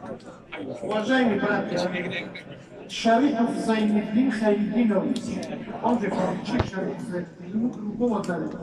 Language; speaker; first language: Russian; non-native, learner; Tajik